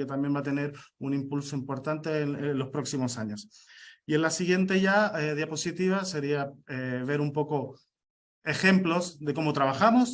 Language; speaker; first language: Spanish; native; Spanish